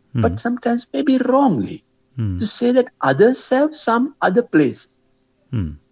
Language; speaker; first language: English; non-native, local second language; Sinhala